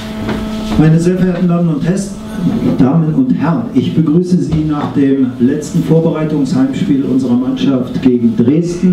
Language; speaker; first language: German; native; German